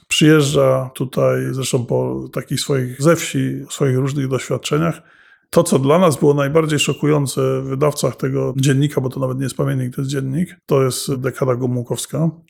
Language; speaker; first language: Polish; non-native, local second language; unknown